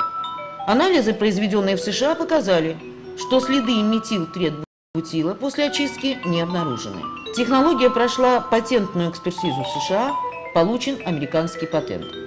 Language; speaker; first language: Russian; native; Russian